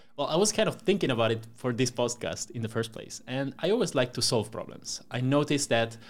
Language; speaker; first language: English; non-native, fluent; Italian